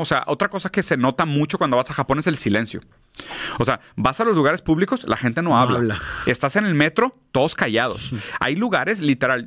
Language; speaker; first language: Spanish; native; Spanish